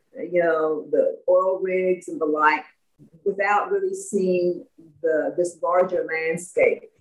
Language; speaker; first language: English; native; English